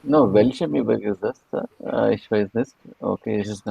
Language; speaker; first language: German; non-native, learner; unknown